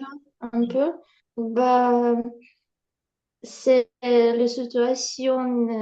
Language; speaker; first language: French; non-native, learner; Ukrainian